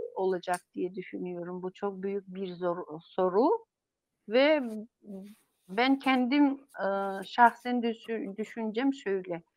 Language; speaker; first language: Turkish; non-native, fluent; Yakut